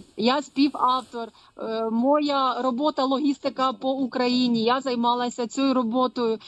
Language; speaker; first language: Ukrainian; non-native, fluent; Polish